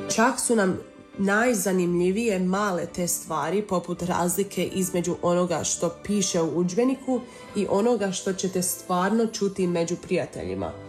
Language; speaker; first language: Serbian; early bilingual, heritage; Croatian